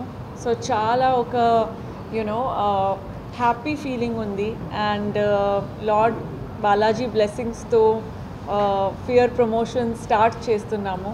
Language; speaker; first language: Telugu; non-native, fluent; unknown